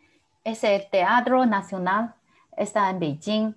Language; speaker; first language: Spanish; non-native, fluent; Chinese